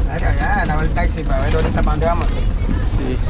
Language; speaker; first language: Spanish; native; Spanish